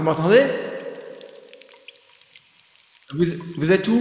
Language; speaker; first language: French; native; French